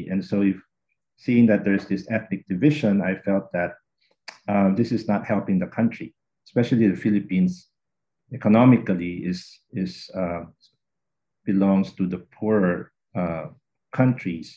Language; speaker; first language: English; non-native, local second language; Min Nan Chinese